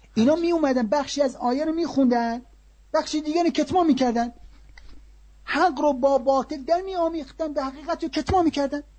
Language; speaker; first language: Persian; native; Persian